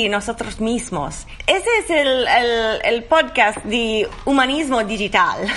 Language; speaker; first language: Spanish; non-native, learner; English